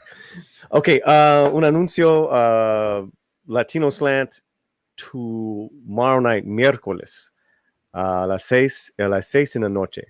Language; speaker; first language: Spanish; early bilingual, heritage; Spanish